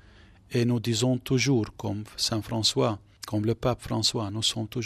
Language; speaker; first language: French; non-native, fluent; Arabic